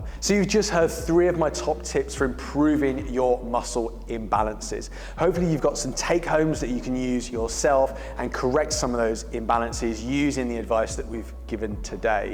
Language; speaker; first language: English; native; English